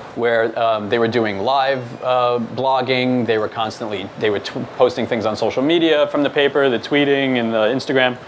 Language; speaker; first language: English; native; English